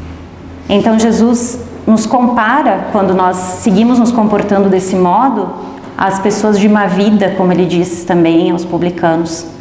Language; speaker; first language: Portuguese; native; Portuguese